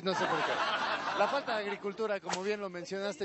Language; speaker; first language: Spanish; native; Spanish